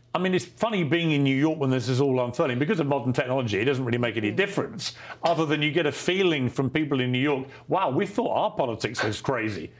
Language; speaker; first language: English; native; English